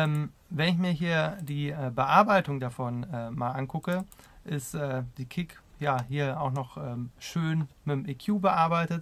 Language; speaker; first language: German; native; German